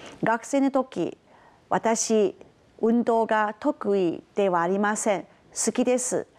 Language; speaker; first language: Japanese; non-native, fluent; Chinese